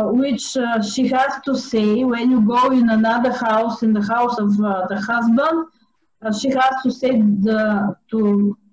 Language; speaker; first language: English; non-native, fluent; Bulgarian